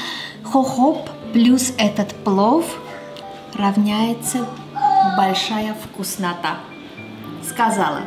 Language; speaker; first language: Russian; non-native, fluent; Armenian